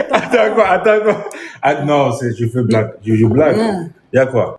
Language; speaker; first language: French; non-native, local second language; Lingala